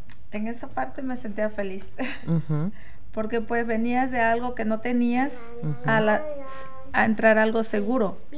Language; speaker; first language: Spanish; native; Spanish